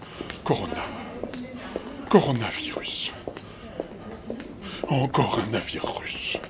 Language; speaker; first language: French; native; French